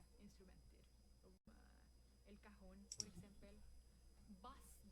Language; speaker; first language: Norwegian; non-native, fluent; Spanish